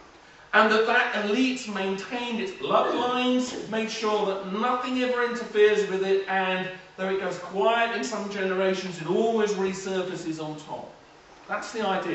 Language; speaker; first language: English; native; English